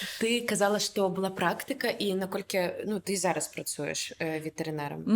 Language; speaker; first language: Belarusian; native; Belarusian